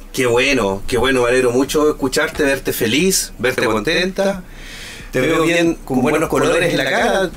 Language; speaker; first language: Spanish; native; Spanish